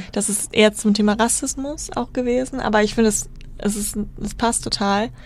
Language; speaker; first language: German; native; German